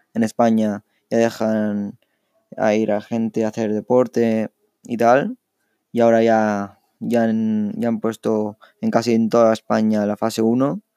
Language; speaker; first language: Spanish; early bilingual, other home language; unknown